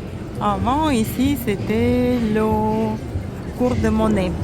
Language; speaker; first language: French; non-native, learner; Russian